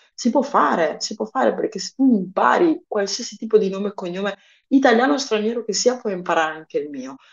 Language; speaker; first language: Italian; early bilingual, other home language; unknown